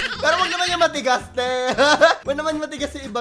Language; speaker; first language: Filipino; native; Filipino